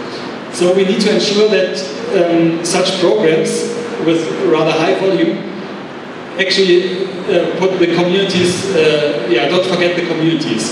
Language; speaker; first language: English; non-native, fluent; German